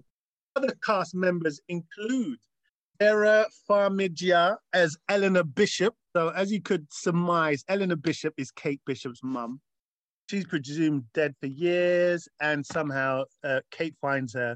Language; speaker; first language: English; native; English